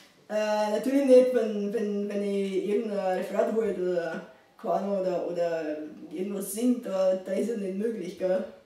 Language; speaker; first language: German; non-native, fluent; Bulgarian